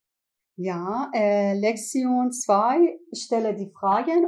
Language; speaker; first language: German; non-native, learner; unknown